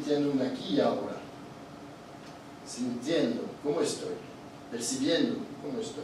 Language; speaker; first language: Spanish; non-native, fluent; Italian